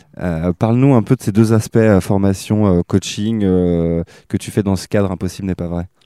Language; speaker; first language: French; native; French